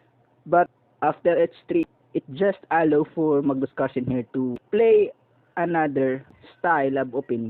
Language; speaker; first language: English; non-native, local second language; Filipino